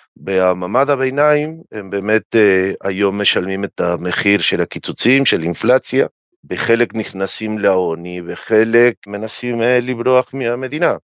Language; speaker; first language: Hebrew; non-native, fluent; Spanish